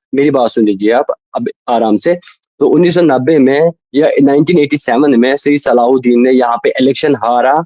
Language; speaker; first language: Urdu; non-native, local second language; Kashmiri